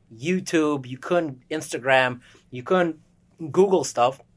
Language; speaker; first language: English; early bilingual, other home language; Russian